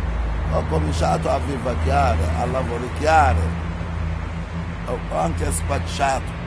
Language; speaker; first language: Italian; non-native, fluent; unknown